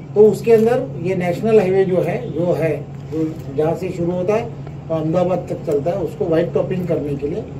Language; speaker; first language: Hindi; non-native, local second language; Marathi